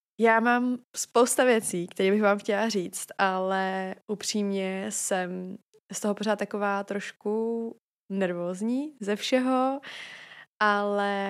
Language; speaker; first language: Czech; native; Czech